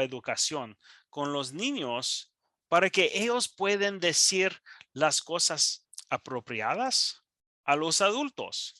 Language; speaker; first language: Spanish; non-native, learner; English